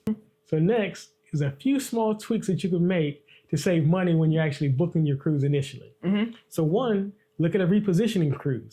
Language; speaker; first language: English; native; English